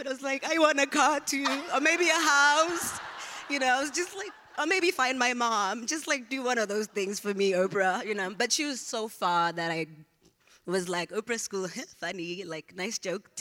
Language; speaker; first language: English; non-native, local second language; Zulu